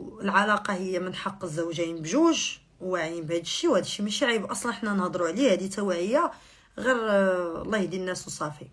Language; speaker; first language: Arabic; native; Arabic